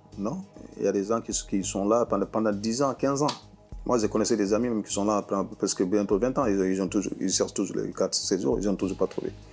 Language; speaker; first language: French; non-native, fluent; Soninke